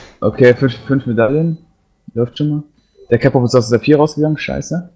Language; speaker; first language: German; native; German